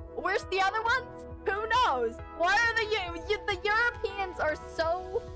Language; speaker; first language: English; native; English